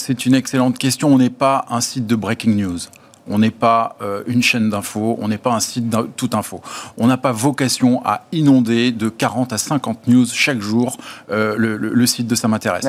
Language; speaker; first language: French; native; French